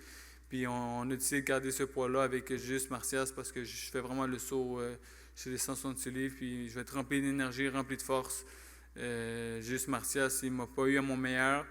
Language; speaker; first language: French; native; French